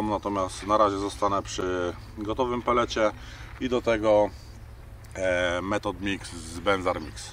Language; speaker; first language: Polish; native; Polish